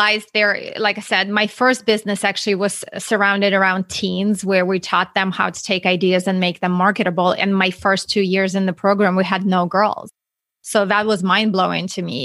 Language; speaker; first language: English; non-native, fluent; Russian